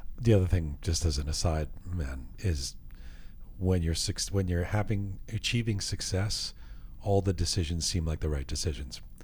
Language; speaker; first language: English; early bilingual, other home language; Persian